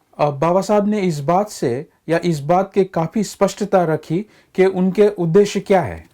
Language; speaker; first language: Hindi; non-native, local second language; Marathi